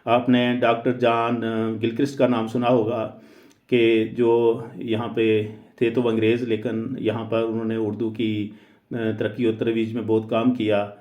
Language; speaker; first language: Urdu; native; Urdu